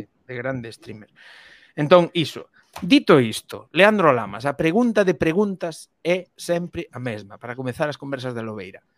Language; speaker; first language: Galician; native; Galician